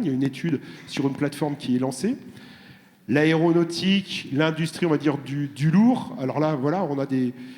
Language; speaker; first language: French; native; French